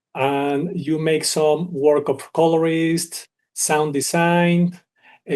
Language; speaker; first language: English; non-native, learner; Spanish